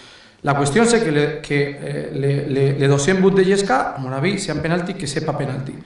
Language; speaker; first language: French; non-native, learner; Spanish